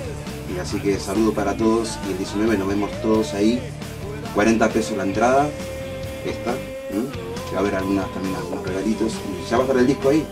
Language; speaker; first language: Spanish; native; Spanish